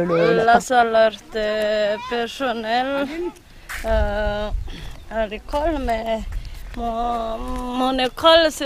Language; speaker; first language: French; non-native, local second language; Malagasy